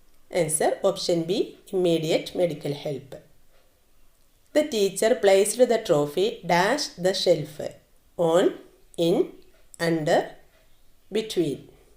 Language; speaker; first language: English; non-native, local second language; Malayalam